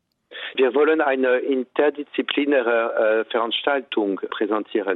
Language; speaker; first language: German; non-native, fluent; French